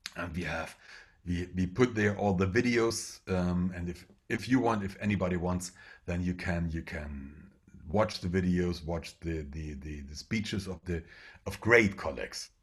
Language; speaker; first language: English; non-native, fluent; German